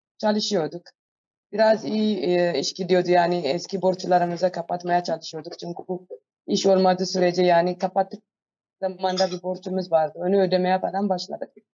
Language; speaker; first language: Turkish; non-native, learner; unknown